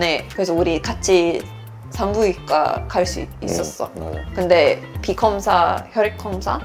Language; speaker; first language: Korean; non-native, fluent; Swedish